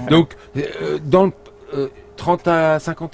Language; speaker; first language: French; native; French